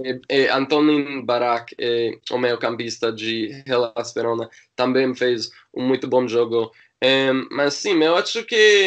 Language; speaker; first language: Portuguese; non-native, learner; English